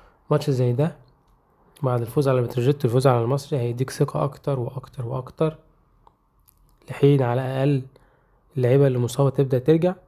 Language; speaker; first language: Arabic; native; Arabic